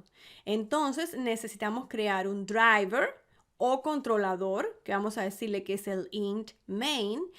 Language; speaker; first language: Spanish; native; Spanish